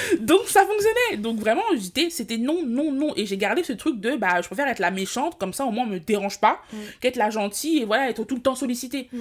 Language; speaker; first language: French; early bilingual, other home language; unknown